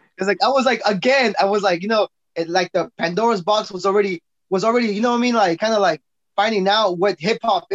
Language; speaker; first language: English; native; English